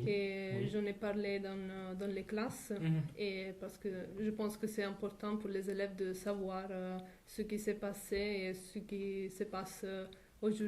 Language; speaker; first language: French; non-native, fluent; Italian